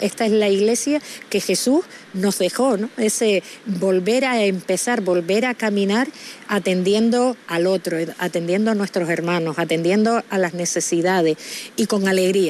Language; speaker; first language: Spanish; native; Spanish